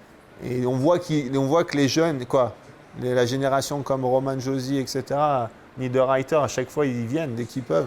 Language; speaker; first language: French; native; French